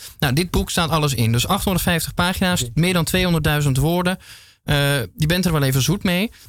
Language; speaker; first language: Dutch; native; Dutch